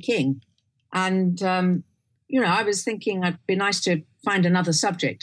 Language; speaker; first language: English; native; English